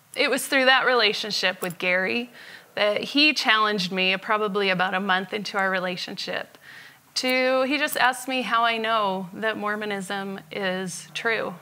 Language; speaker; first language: English; native; English